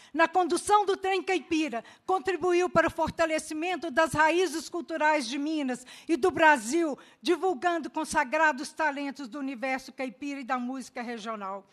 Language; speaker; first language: Portuguese; native; Portuguese